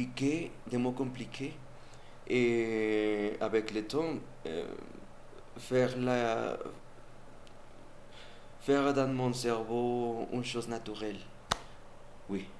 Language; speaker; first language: French; non-native, learner; Spanish